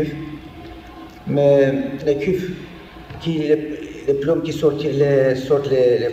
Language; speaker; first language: French; non-native, learner; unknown